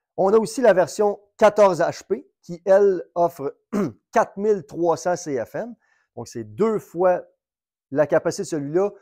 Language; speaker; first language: French; native; French